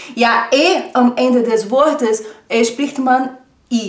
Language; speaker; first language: German; non-native, fluent; Portuguese